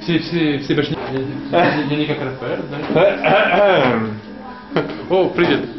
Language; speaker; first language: Russian; non-native, learner; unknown